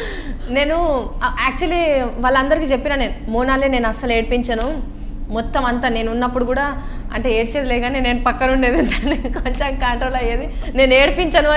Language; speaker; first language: Telugu; native; Telugu